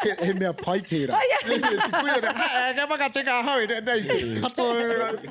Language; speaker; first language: Māori; non-native, local second language; English